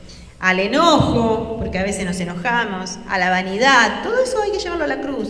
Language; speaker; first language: Spanish; native; Spanish